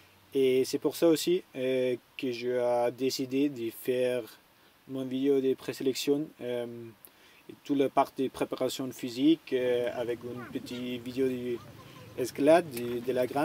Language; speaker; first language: French; non-native, learner; German